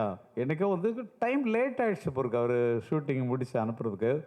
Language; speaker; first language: Tamil; native; Tamil